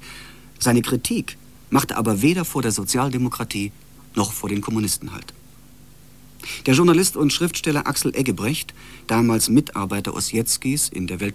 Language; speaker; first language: German; native; German